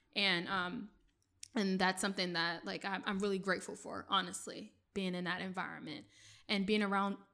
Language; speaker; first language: English; early bilingual, other home language; French